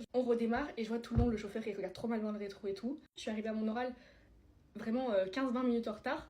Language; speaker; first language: French; early bilingual, other home language; Spanish